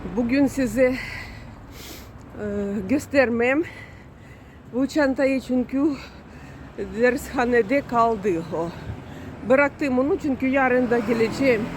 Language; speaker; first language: Turkish; non-native, learner; Russian